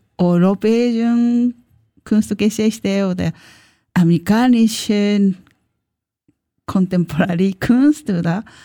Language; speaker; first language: German; non-native, learner; Japanese